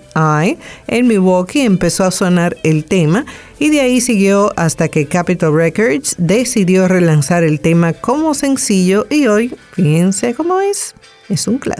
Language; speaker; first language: Spanish; native; Spanish